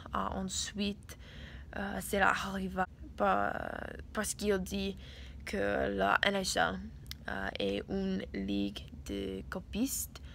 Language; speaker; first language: French; non-native, learner; English